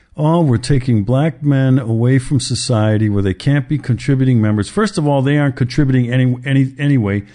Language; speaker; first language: English; native; English